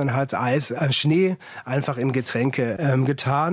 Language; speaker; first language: German; native; German